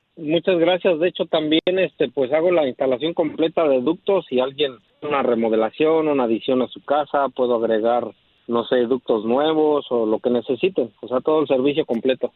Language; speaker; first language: Spanish; native; Spanish